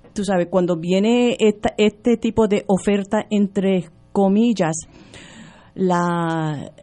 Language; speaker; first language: Spanish; early bilingual, heritage; Spanish